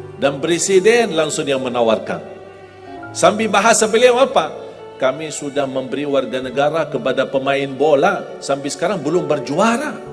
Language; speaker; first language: Indonesian; non-native, fluent; Arabic